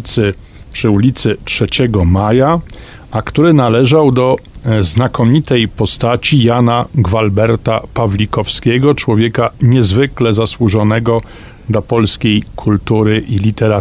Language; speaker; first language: Polish; native; Polish